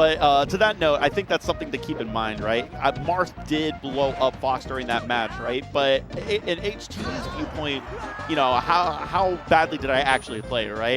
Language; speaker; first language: English; native; English